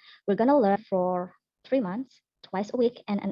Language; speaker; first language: English; non-native, learner; Indonesian